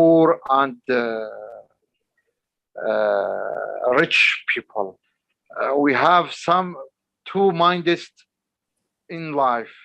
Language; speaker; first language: English; non-native, learner; Arabic